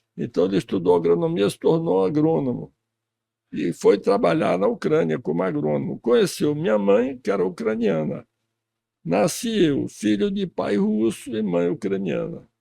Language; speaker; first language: Portuguese; early bilingual, other home language; Russian